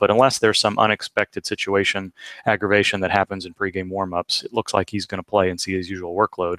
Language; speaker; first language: English; native; English